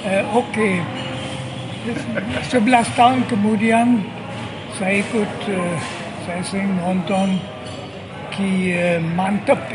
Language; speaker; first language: Indonesian; non-native, fluent; German